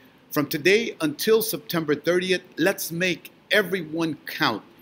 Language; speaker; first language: English; early bilingual, other home language; Spanish